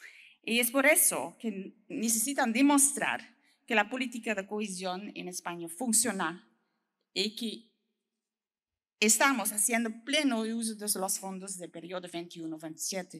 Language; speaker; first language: Spanish; non-native, learner; French